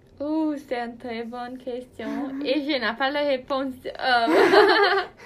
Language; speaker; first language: French; non-native, learner; Portuguese